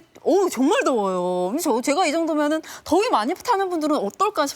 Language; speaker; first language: Korean; native; Korean